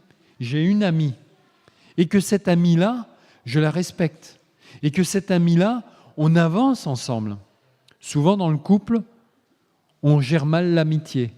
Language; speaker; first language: French; native; French